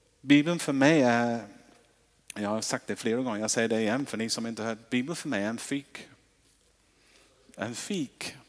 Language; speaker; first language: Swedish; non-native, fluent; English